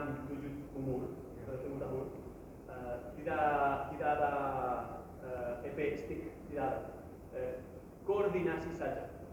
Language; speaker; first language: Indonesian; non-native, learner; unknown